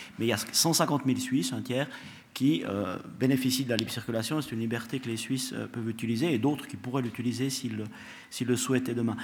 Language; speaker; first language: French; native; French